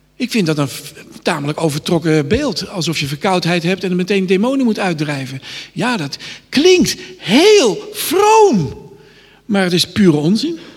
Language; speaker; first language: Dutch; native; Dutch